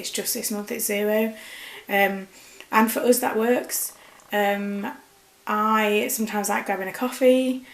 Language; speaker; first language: English; native; English